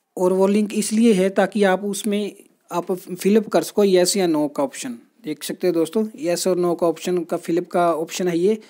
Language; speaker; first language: Hindi; native; Hindi